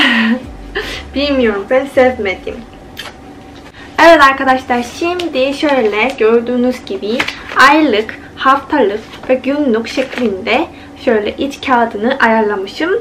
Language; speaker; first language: Turkish; non-native, fluent; Korean